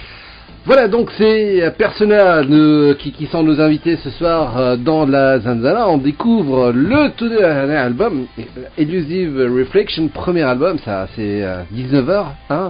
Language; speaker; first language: French; non-native, local second language; Arabic